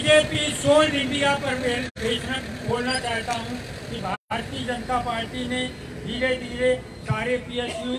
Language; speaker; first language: Hindi; native; Hindi